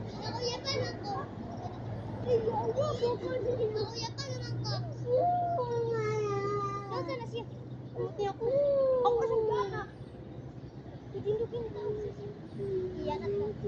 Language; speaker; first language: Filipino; non-native, local second language; Cebuano